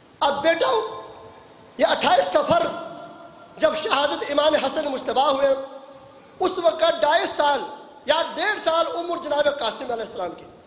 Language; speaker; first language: Urdu; non-native, local second language; Punjabi